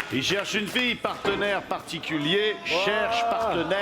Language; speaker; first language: French; native; French